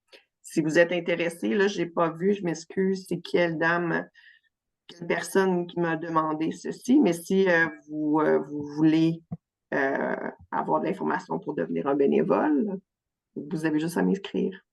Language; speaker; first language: French; native; French